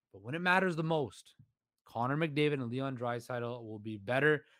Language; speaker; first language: English; native; English